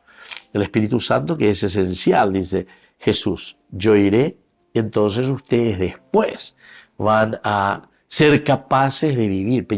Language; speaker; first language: Spanish; native; Spanish